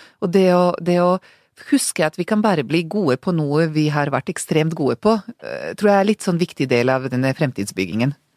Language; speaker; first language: Norwegian; non-native, fluent; Hungarian